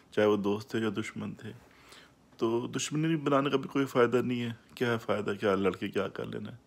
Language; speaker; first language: Urdu; non-native, local second language; Saraiki